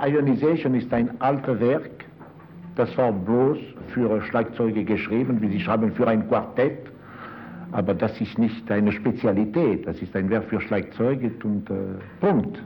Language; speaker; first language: German; non-native, fluent; French